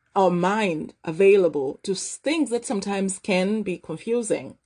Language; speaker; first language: English; non-native, local second language; Nyanja